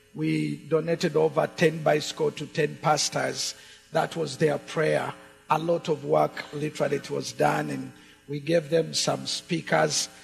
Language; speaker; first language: English; non-native, local second language; Ganda